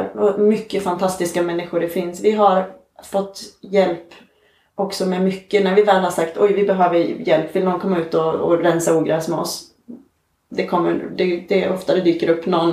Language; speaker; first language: Swedish; native; Swedish